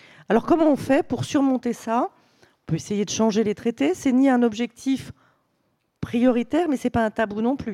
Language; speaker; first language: French; native; French